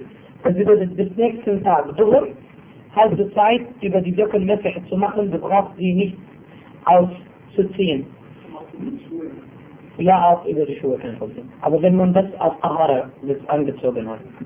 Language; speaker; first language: German; non-native, fluent; Arabic